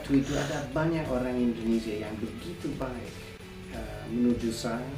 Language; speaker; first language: Indonesian; non-native, fluent; English